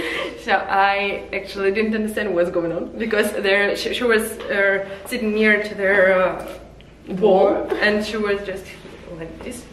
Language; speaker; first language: English; non-native, learner; Russian